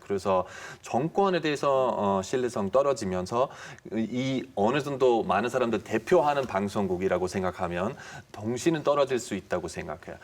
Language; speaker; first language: Korean; non-native, fluent; German